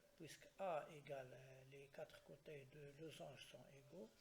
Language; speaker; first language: French; non-native, local second language; Arabic